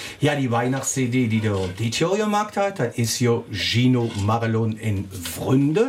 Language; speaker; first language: German; native; German